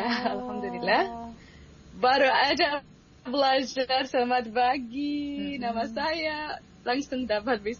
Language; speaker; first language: Indonesian; non-native, fluent; Arabic